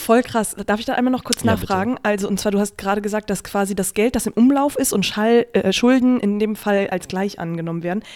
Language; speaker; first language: German; native; German